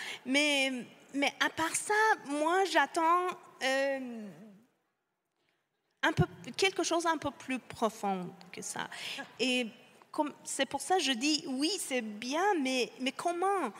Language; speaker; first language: French; non-native, fluent; Persian